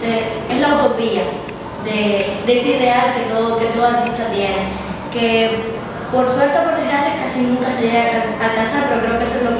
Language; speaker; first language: Spanish; native; Spanish